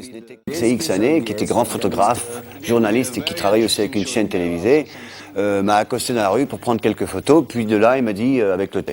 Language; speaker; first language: French; native; French